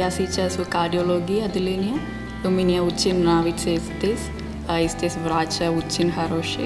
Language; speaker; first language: Russian; non-native, learner; Malayalam